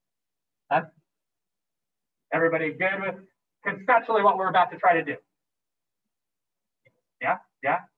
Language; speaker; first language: English; native; English